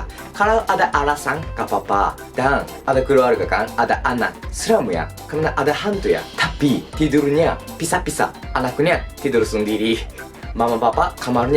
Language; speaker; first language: Indonesian; non-native, learner; Japanese